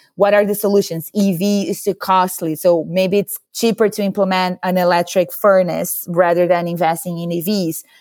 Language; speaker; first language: English; non-native, fluent; Portuguese